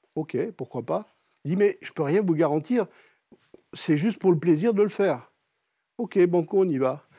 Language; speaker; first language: French; native; French